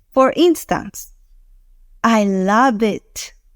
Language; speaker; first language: English; non-native, fluent; Spanish